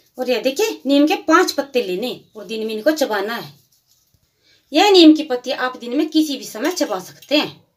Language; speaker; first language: Hindi; native; Hindi